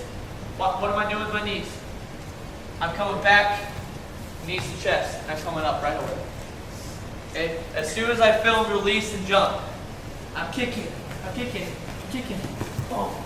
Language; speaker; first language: English; native; English